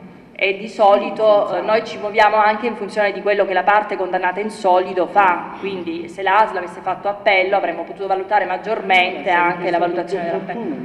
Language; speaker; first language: Italian; native; Italian